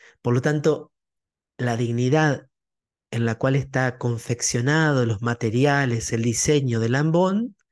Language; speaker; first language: Spanish; native; Spanish